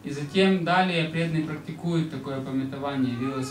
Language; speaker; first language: Russian; native; Russian